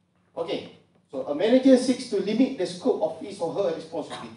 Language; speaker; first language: English; non-native, local second language; Malay